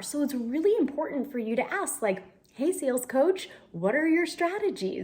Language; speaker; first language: English; native; English